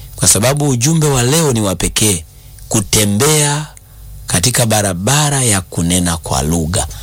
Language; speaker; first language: Swahili; native; Swahili